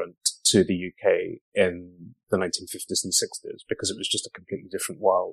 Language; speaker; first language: English; native; English